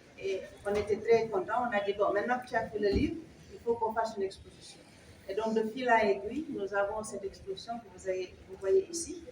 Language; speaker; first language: French; non-native, local second language; Wolof